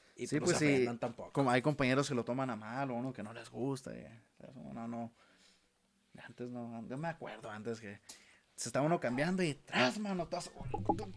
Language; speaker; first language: Spanish; native; Spanish